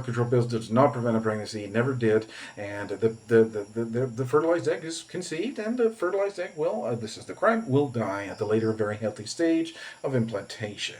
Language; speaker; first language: English; native; English